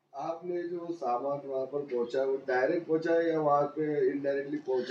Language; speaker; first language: Hindi; native; Hindi